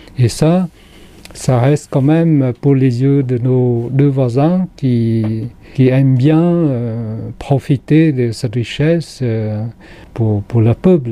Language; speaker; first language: French; non-native, fluent; Khmer